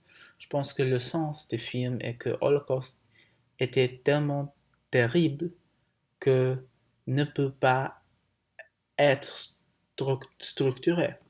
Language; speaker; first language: French; non-native, learner; English